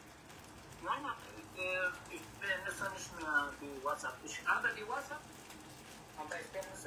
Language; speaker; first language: German; non-native, learner; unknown